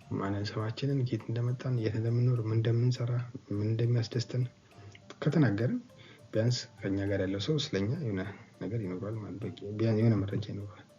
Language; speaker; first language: Amharic; native; Amharic